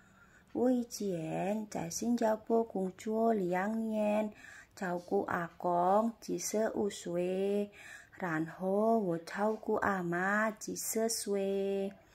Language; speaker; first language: Chinese; non-native, learner; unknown